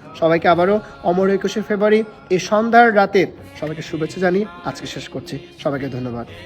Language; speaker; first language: Bangla; non-native, local second language; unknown